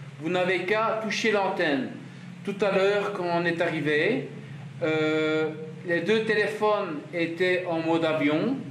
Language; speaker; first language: French; native; French